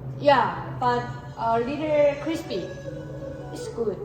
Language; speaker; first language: English; non-native, learner; Korean